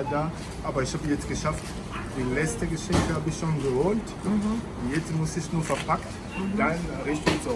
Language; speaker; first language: German; non-native, fluent; Lingala